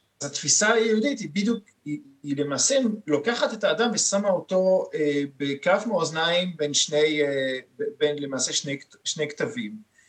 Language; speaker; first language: Hebrew; non-native, fluent; French